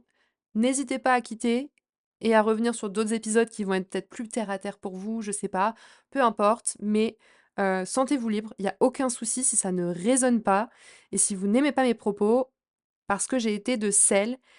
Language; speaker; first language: French; native; French